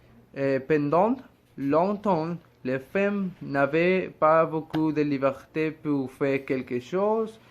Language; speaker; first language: French; non-native, fluent; Spanish